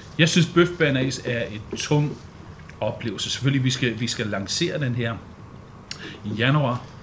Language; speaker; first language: Danish; non-native, fluent; English